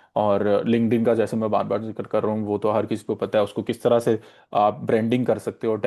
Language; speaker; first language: Urdu; native; Urdu